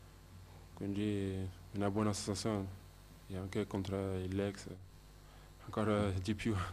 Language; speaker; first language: Italian; non-native, fluent; French